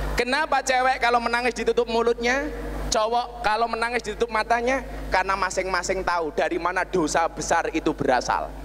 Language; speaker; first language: Indonesian; non-native, local second language; Javanese